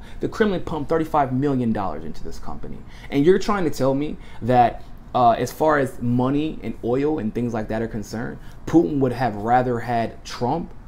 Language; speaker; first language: English; native; English